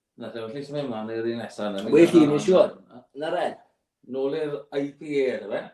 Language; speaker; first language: Welsh; native; Welsh